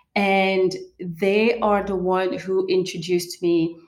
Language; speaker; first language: English; non-native, fluent; French